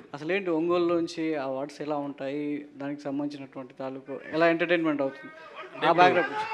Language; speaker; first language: Telugu; native; Telugu